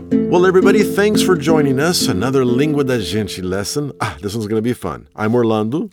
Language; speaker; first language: English; native; English